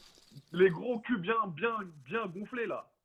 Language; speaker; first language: French; native; French